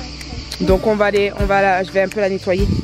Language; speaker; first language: French; native; French